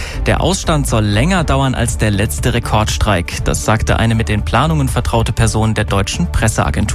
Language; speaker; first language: German; native; German